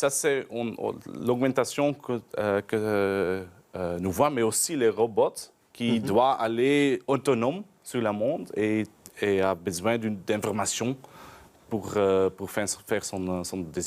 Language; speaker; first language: French; non-native, learner; Dutch